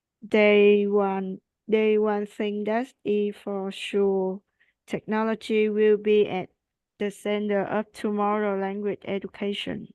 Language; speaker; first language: English; non-native, learner; Vietnamese